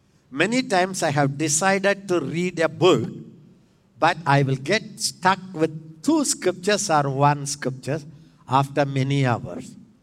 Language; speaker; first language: English; non-native, local second language; Tamil